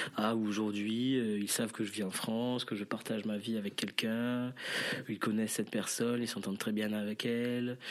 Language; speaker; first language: French; non-native, local second language; Morisyen